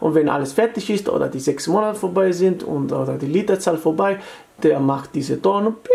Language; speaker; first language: German; non-native, fluent; Italian